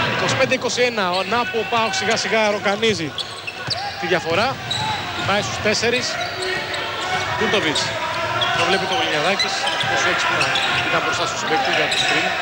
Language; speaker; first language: Greek; native; Greek